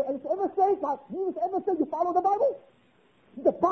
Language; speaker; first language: English; non-native, fluent; Chinese